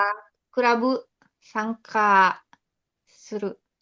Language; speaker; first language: Japanese; non-native, learner; Indonesian